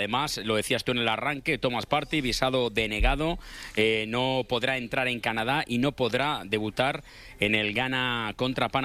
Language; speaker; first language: Spanish; native; Spanish